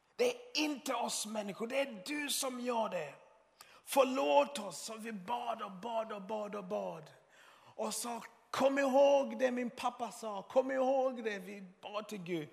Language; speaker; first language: Swedish; non-native, fluent; Swahili